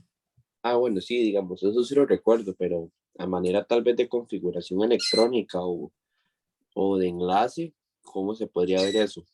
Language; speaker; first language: Spanish; native; Spanish